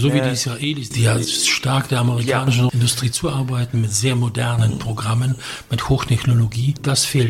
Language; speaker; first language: German; non-native, fluent; Polish